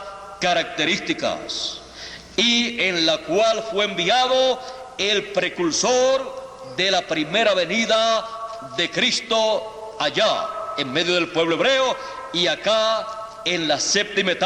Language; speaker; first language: Spanish; native; Spanish